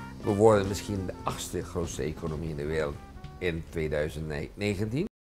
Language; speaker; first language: Dutch; non-native, fluent; Indonesian